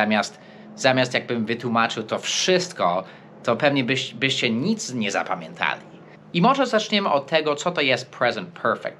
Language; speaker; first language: Polish; non-native, fluent; English